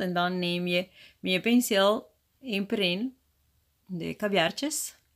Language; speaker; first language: Dutch; non-native, fluent; Spanish